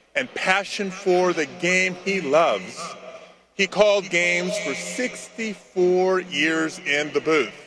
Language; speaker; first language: English; early bilingual, other home language; Spanish